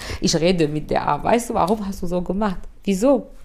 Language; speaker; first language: German; non-native, fluent; Arabic